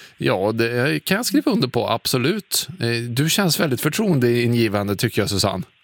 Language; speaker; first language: Swedish; native; Swedish